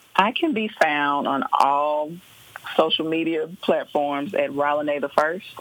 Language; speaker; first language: English; native; English